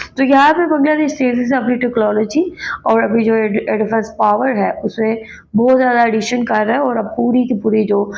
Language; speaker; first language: Urdu; native; Urdu